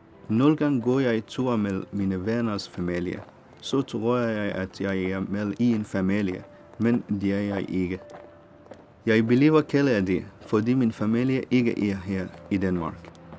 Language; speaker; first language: Danish; non-native, learner; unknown